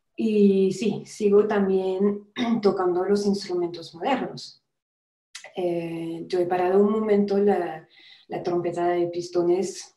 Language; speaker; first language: Spanish; non-native, fluent; French